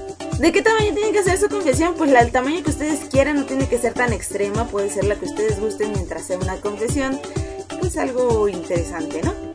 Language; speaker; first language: Spanish; native; Spanish